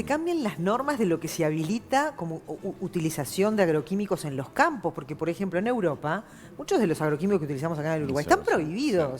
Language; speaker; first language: Spanish; native; Spanish